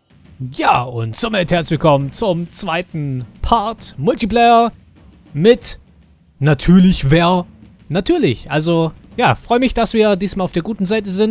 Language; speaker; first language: German; native; German